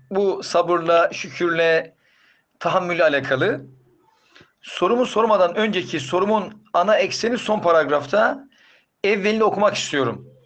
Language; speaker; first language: Turkish; native; Turkish